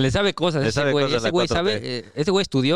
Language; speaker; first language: Spanish; native; Spanish